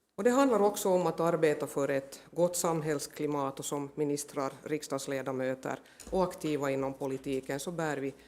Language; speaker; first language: Swedish; native; Swedish